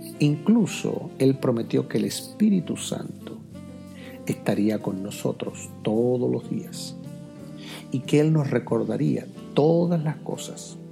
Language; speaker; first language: Spanish; native; Spanish